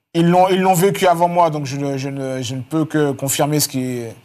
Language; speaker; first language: French; native; French